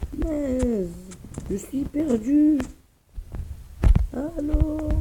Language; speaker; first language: French; non-native, local second language; Arabic